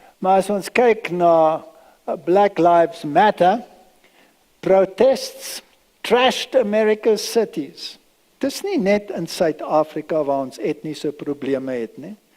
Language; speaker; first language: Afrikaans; early bilingual, other home language; German